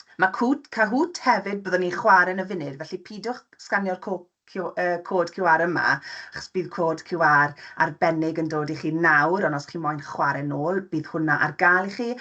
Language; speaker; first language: Welsh; native; Welsh